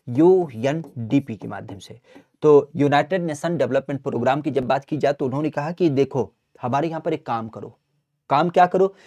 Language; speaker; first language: Hindi; native; Hindi